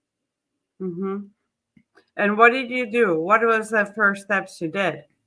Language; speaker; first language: English; non-native, fluent; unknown